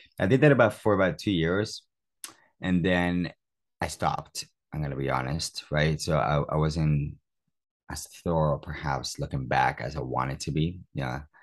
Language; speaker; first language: English; early bilingual, other home language; Spanish